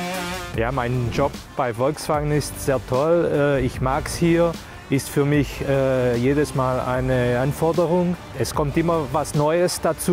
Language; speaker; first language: German; non-native, fluent; Portuguese